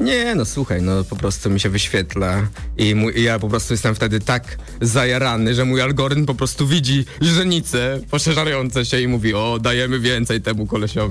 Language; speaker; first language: Polish; native; Polish